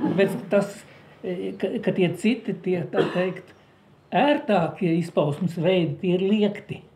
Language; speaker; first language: Latvian; native; Latvian